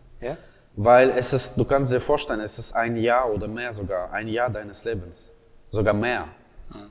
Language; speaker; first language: German; non-native, fluent; Russian